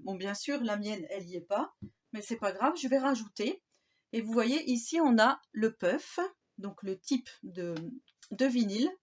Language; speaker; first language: French; native; French